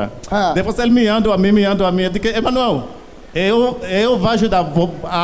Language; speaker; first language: Portuguese; non-native, learner; Haitian Creole